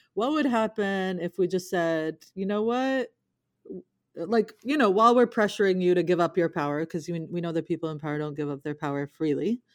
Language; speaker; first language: English; native; English